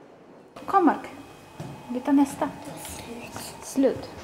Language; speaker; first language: Swedish; non-native, learner; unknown